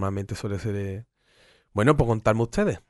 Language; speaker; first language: Spanish; native; Spanish